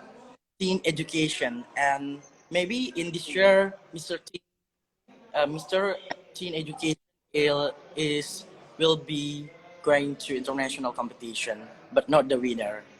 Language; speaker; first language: English; non-native, learner; Indonesian